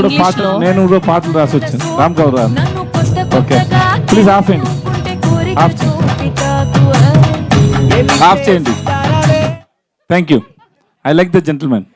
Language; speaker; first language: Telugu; non-native, learner; Tamil